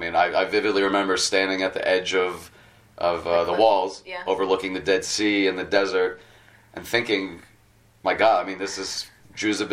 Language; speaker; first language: English; native; English